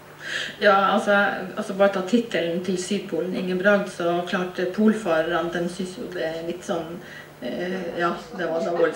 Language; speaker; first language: Norwegian; native; Norwegian